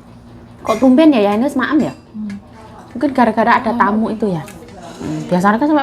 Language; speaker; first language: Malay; non-native, local second language; Javanese